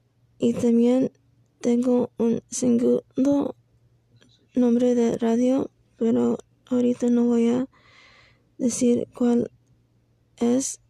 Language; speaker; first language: Spanish; non-native, learner; English